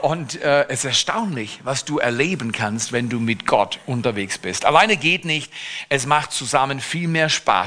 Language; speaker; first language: German; native; German